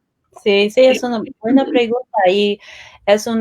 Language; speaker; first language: Spanish; non-native, fluent; English